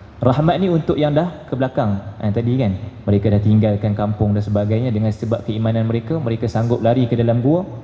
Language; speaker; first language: Malay; native; Malay